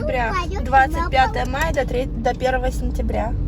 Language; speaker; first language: Russian; native; Russian